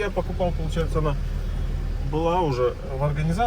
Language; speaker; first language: Russian; native; Russian